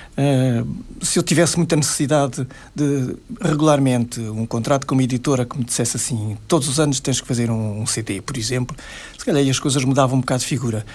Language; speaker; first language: Portuguese; native; Portuguese